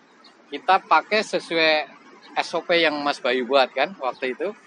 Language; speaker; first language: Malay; non-native, local second language; Javanese